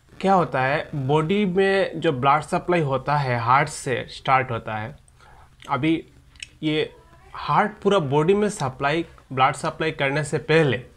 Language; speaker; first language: Hindi; non-native, local second language; Bangla